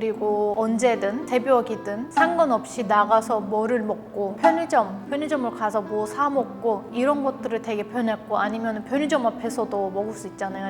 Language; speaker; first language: Korean; non-native, fluent; Turkish